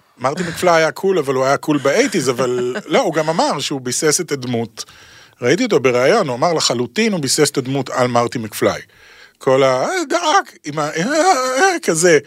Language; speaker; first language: Hebrew; native; Hebrew